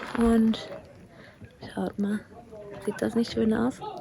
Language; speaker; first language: German; native; German